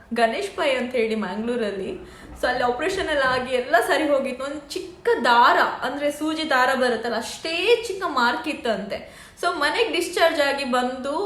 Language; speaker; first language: Kannada; non-native, local second language; Tulu